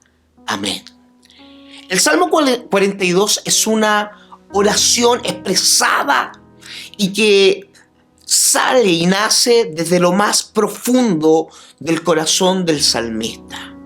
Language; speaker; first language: Spanish; native; Spanish